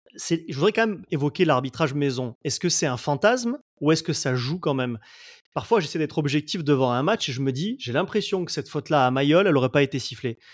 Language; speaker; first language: French; native; French